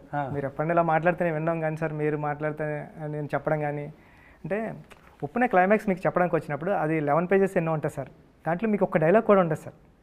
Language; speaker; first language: Telugu; native; Telugu